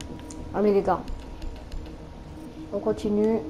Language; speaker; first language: French; native; French